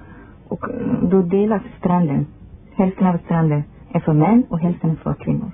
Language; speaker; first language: Swedish; non-native, fluent; Persian